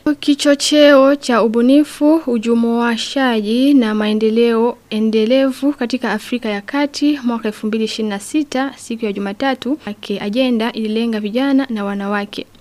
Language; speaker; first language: Swahili; non-native, local second language; Rundi